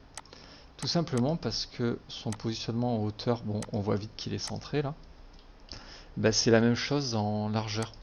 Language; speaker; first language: French; native; French